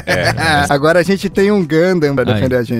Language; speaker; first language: Portuguese; native; Portuguese